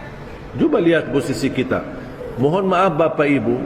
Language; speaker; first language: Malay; non-native, fluent; Arabic